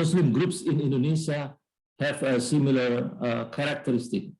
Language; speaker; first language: English; non-native, learner; Indonesian